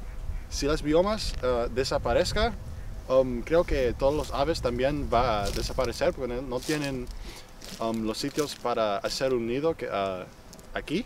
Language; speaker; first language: Spanish; non-native, fluent; English